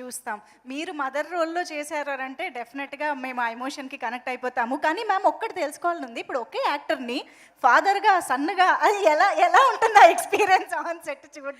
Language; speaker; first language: Telugu; native; Telugu